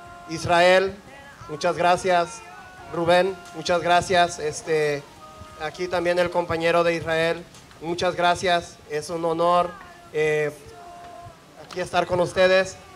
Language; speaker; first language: Spanish; native; Spanish